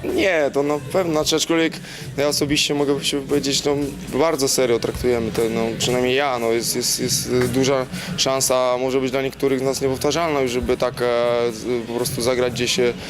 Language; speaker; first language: Polish; native; Polish